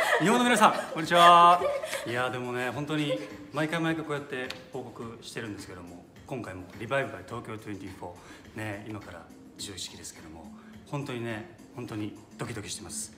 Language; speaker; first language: Japanese; native; Japanese